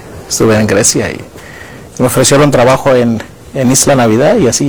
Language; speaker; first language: Spanish; non-native, fluent; Greek